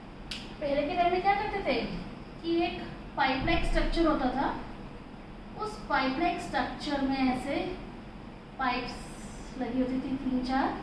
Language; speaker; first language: Hindi; native; Hindi